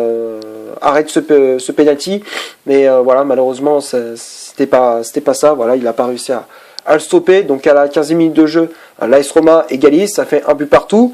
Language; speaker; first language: French; native; French